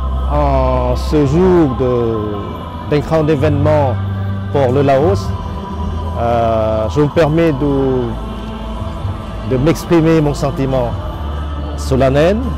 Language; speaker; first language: French; non-native, fluent; Lao